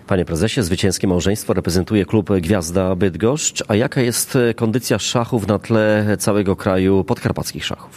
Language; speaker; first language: Polish; native; Polish